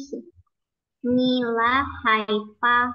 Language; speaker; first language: Chinese; non-native, learner; Indonesian